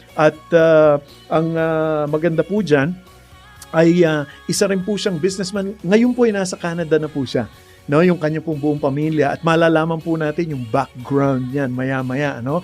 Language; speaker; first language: Filipino; native; Filipino